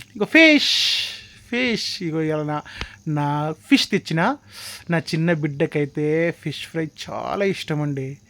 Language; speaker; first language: Telugu; non-native, local second language; Lambadi